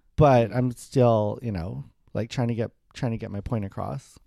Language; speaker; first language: English; native; English